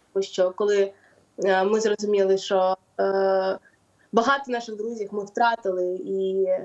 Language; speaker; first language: Ukrainian; non-native, local second language; Russian